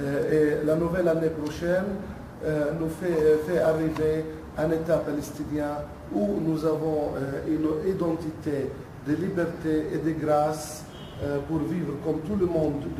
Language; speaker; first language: French; non-native, local second language; Arabic